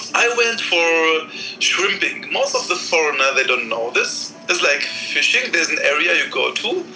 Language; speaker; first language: English; non-native, fluent; Arabic